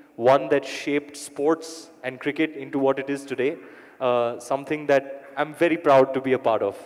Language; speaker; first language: English; non-native, local second language; Hindi